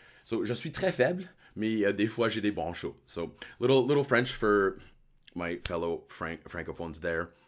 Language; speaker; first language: French; early bilingual, heritage; French